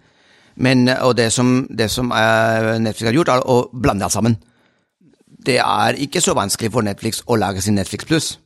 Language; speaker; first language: Norwegian; non-native, fluent; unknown